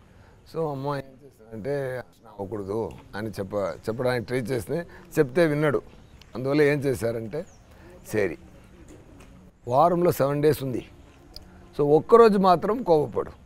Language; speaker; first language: Telugu; non-native, fluent; Tamil